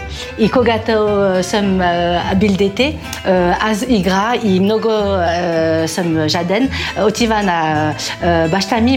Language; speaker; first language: Bulgarian; non-native, learner; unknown